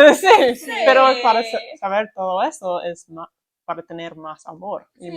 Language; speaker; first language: Spanish; non-native, learner; English